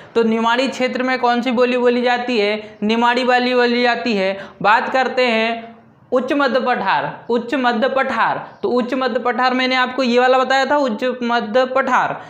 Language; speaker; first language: Hindi; native; Hindi